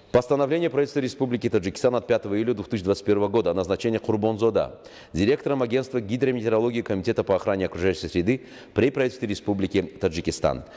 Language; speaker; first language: Russian; non-native, local second language; Tajik